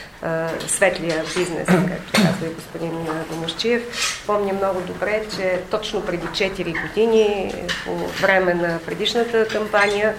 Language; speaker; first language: Bulgarian; native; Bulgarian